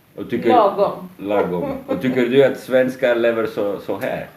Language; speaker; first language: Swedish; non-native, learner; French